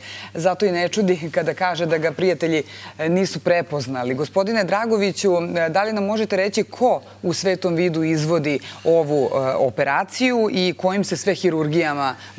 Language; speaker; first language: Bosnian; native; Bosnian